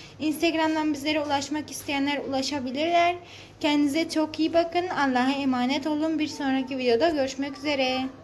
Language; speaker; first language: Turkish; native; Turkish